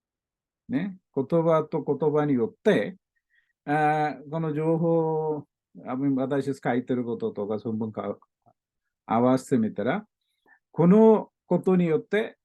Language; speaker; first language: Japanese; non-native, learner; Malayalam